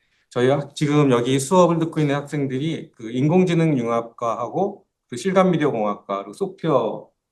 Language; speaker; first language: Korean; native; Korean